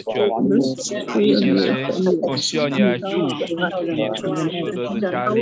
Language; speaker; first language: Chinese; native; Chinese